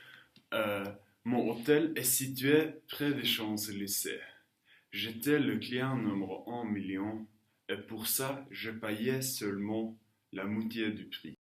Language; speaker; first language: French; non-native, learner; Norwegian